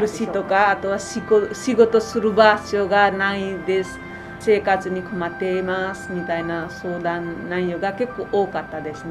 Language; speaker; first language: Japanese; non-native, fluent; Nepali